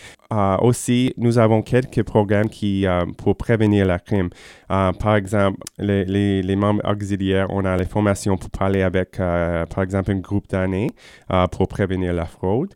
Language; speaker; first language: French; non-native, fluent; English